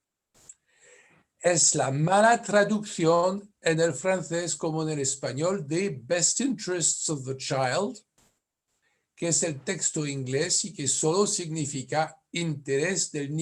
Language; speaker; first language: Spanish; non-native, fluent; French